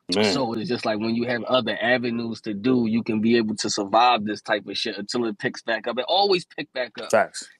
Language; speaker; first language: English; native; English